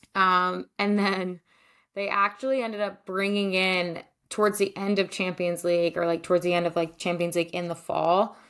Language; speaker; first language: English; native; English